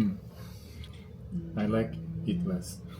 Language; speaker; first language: English; non-native, learner; Korean